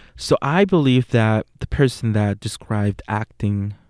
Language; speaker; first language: English; non-native, fluent; Spanish